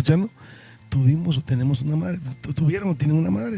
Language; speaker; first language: Spanish; native; Spanish